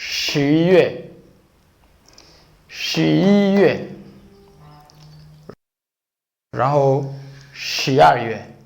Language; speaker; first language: Chinese; non-native, fluent; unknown